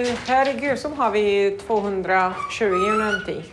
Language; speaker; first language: Swedish; non-native, fluent; Arabic